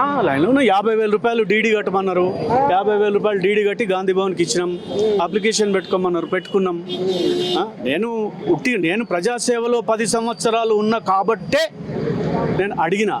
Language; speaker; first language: Telugu; native; Telugu